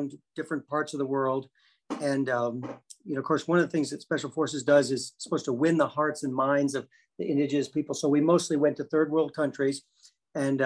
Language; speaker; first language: English; native; English